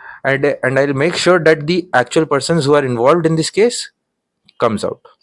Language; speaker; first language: English; non-native, local second language; Hindi